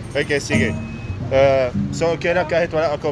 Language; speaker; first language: Filipino; non-native, learner; Arabic